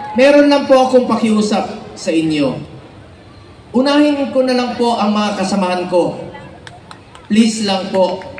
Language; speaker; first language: Filipino; non-native, local second language; Cebuano